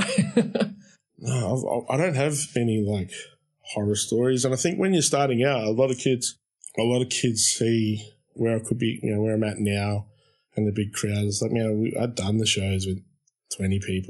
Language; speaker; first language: English; native; English